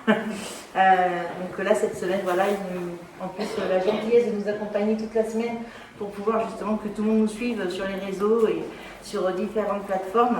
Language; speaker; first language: French; native; French